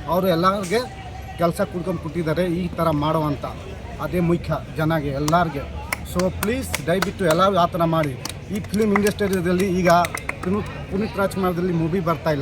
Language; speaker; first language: Kannada; non-native, local second language; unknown